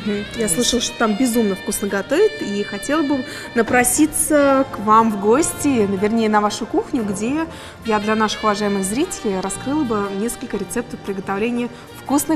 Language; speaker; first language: Russian; native; Russian